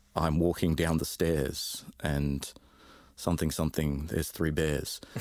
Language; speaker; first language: English; native; English